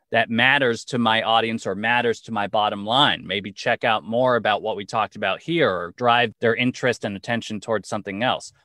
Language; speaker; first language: English; native; English